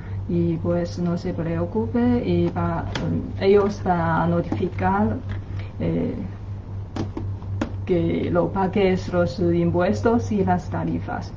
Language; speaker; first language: Spanish; non-native, learner; Chinese